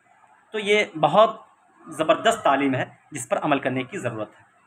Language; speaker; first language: Urdu; native; Urdu